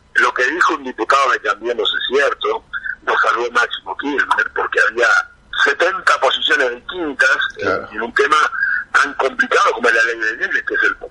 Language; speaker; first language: Spanish; native; Spanish